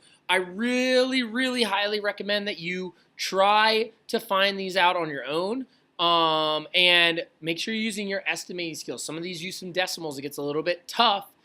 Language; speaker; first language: English; native; English